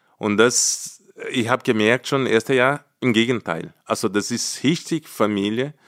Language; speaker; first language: German; non-native, fluent; Portuguese